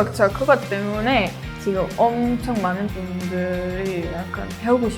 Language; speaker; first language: Korean; non-native, learner; Estonian